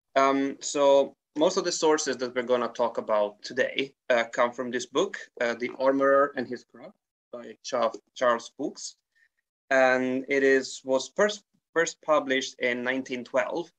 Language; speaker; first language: English; non-native, fluent; Italian